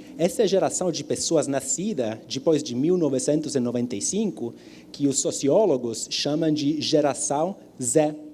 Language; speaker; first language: Portuguese; non-native, fluent; Italian